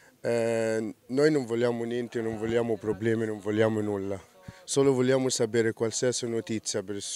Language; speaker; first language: Italian; non-native, learner; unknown